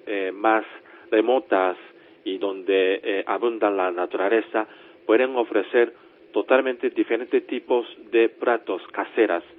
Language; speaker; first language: Spanish; non-native, fluent; Japanese